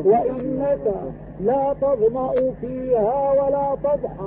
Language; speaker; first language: Arabic; native; Arabic